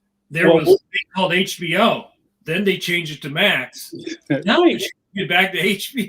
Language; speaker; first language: English; native; English